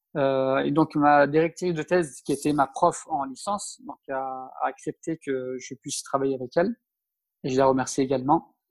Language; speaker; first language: French; early bilingual, other home language; Turkish